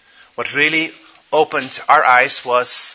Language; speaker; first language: English; non-native, fluent; Dutch